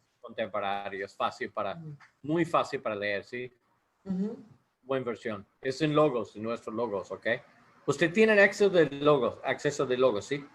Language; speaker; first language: Spanish; non-native, learner; English